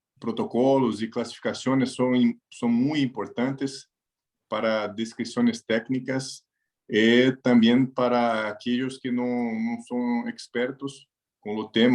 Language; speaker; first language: Spanish; non-native, learner; Portuguese